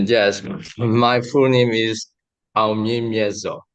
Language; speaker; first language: English; non-native, learner; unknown